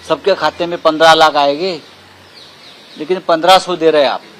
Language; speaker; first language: Hindi; non-native, local second language; Marathi